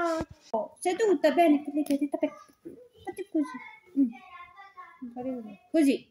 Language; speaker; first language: Italian; non-native, learner; Filipino